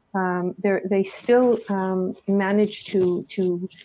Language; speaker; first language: English; early bilingual, other home language; Hebrew